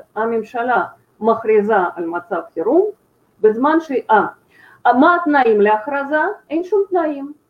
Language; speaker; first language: Hebrew; non-native, fluent; Russian